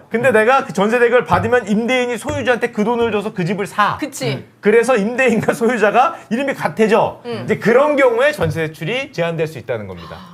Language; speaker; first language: Korean; native; Korean